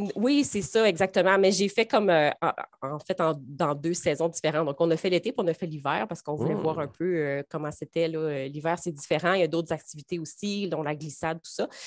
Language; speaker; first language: French; native; French